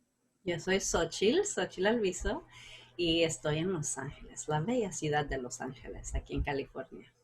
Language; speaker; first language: Spanish; early bilingual, heritage; Spanish